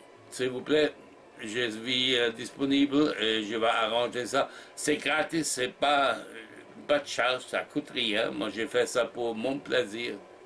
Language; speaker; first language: French; non-native, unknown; German